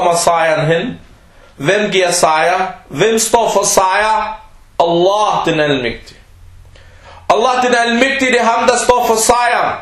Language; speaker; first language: Danish; early bilingual, other home language; Arabic